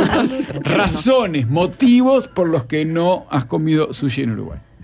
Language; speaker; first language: Spanish; native; Spanish